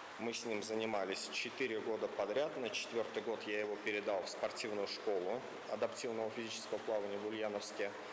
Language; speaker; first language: Russian; native; Russian